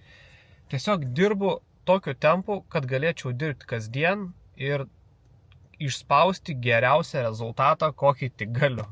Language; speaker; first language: Lithuanian; native; Lithuanian